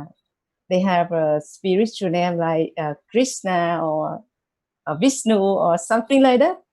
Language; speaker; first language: English; non-native, learner; Vietnamese